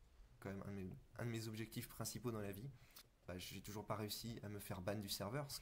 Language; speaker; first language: French; native; French